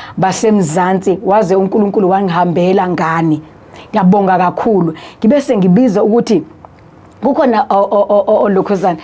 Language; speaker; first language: Zulu; non-native, local second language; Xhosa